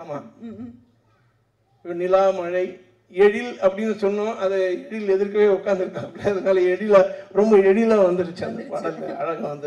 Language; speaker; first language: Tamil; native; Tamil